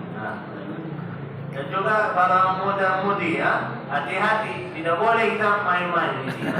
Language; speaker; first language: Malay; non-native, fluent; Arabic